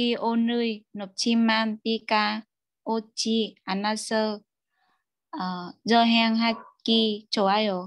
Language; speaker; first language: Korean; non-native, learner; Vietnamese